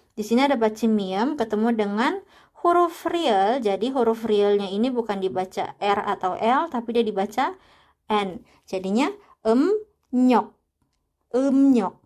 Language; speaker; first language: Indonesian; native; Indonesian